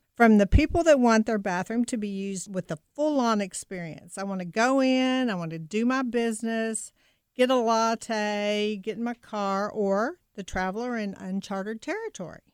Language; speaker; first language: English; native; English